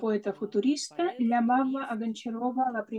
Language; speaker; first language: Spanish; non-native, fluent; Russian